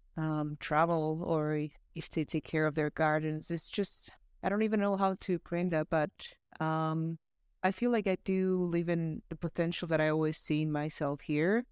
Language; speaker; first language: English; non-native, fluent; Slovak